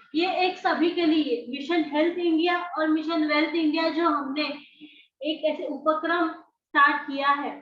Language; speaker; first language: Hindi; non-native, local second language; Marathi